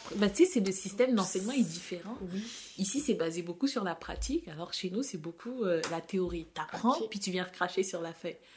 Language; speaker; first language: French; native; French